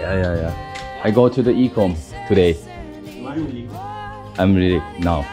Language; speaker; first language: English; non-native, learner; Korean